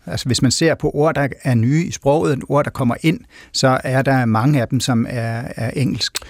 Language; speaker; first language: Danish; native; Danish